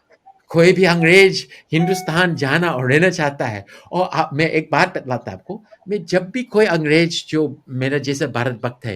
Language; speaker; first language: Hindi; non-native, fluent; English